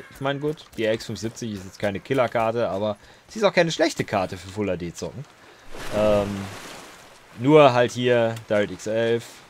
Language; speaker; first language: German; native; German